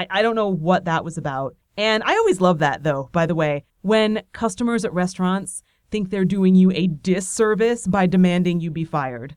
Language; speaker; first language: English; native; English